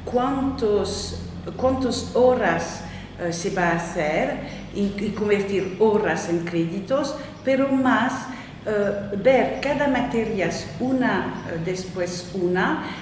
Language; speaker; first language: Spanish; non-native, fluent; French